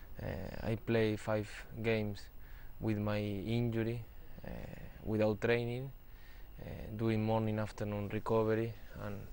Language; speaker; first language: English; non-native, fluent; Spanish